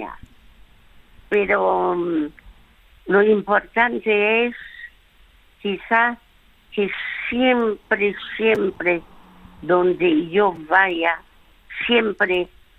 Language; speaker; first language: Spanish; non-native, fluent; French